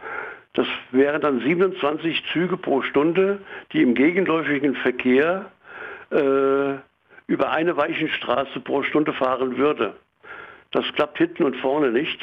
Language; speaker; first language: German; native; German